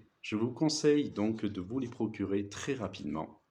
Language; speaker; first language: French; native; French